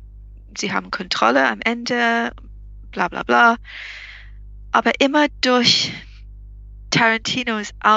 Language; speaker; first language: German; non-native, fluent; English